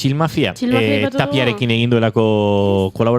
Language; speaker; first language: Basque; native; Basque